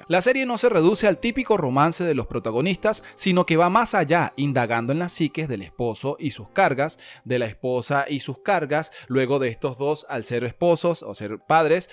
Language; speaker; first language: Spanish; native; Spanish